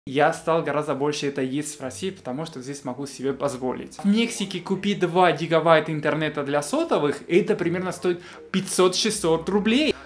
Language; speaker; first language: Russian; non-native, fluent; Spanish